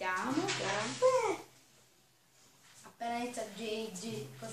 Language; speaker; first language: Italian; native; Italian